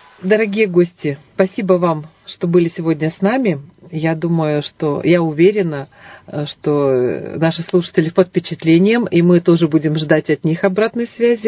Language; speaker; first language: Russian; native; Russian